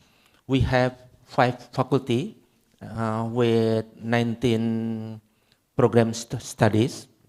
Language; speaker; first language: English; non-native, learner; Indonesian